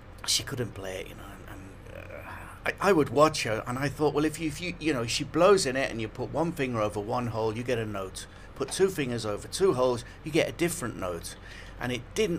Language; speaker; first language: English; native; English